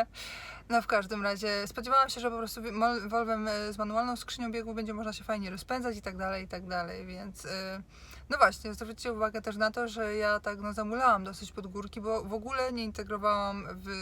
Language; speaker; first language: Polish; native; Polish